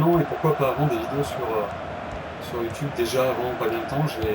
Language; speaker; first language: French; native; French